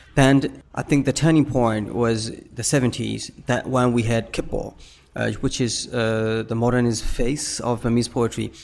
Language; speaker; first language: English; non-native, fluent; Burmese